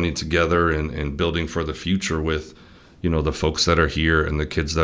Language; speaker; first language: English; native; English